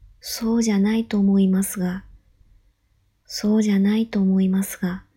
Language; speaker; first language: Japanese; non-native, fluent; Chinese